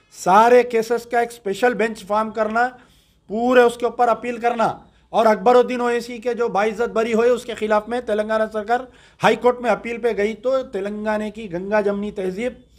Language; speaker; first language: Hindi; native; Hindi